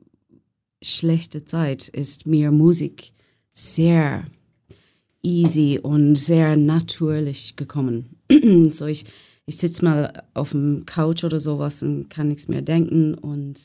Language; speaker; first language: German; non-native, learner; English